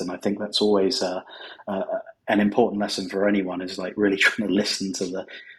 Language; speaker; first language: English; native; English